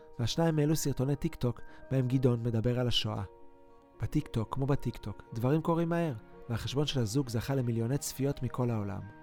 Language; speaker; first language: Hebrew; native; Hebrew